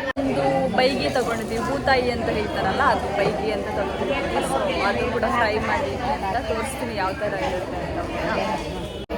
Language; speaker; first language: Kannada; non-native, local second language; Konkani